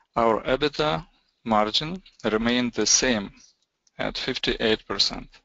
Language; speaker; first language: English; non-native, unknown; Lithuanian